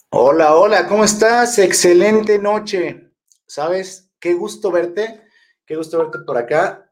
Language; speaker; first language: Spanish; native; Spanish